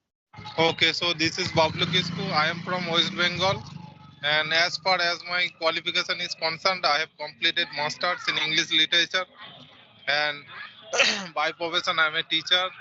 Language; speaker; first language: English; non-native, local second language; Santali